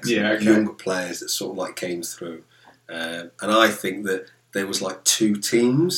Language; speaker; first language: English; native; English